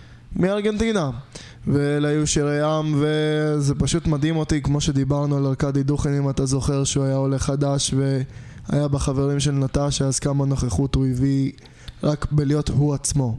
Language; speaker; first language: Hebrew; native; Hebrew